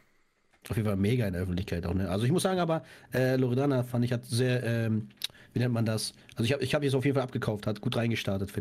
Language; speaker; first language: German; native; German